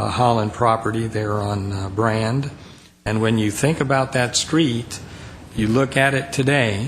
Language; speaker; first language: English; native; English